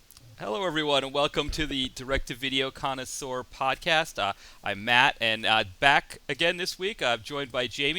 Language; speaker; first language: English; native; English